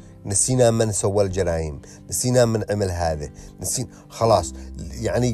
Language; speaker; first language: Arabic; early bilingual, heritage; Arabic